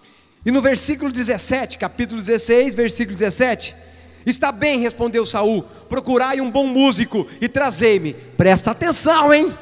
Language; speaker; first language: Portuguese; native; Portuguese